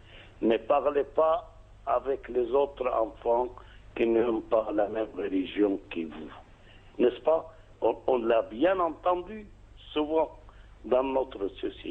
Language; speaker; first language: French; non-native, fluent; Arabic